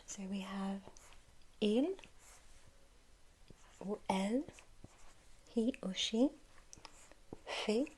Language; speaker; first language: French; non-native, learner; English